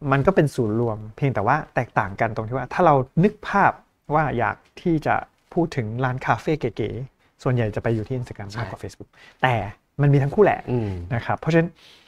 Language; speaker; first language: Thai; native; Thai